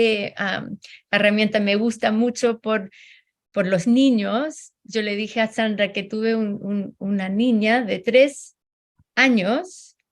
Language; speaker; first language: Spanish; non-native, fluent; English